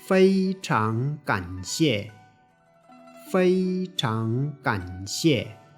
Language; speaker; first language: Chinese; non-native, fluent; Tibetan